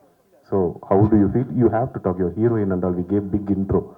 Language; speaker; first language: Tamil; native; Tamil